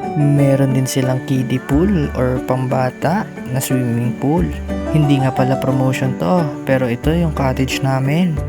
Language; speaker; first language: Filipino; native; Filipino